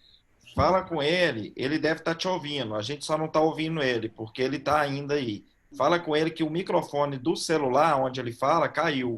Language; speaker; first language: Portuguese; native; Portuguese